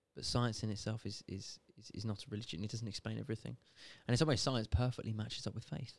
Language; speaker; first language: English; native; English